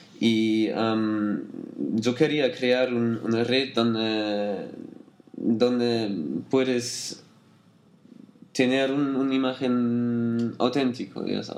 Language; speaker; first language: Spanish; non-native, learner; German